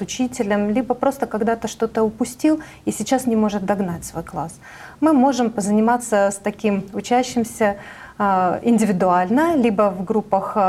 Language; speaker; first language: Russian; native; Russian